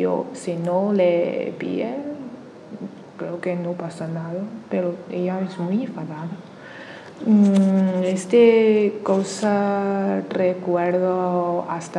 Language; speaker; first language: Spanish; non-native, learner; Chinese